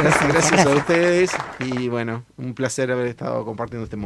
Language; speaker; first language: Spanish; native; Spanish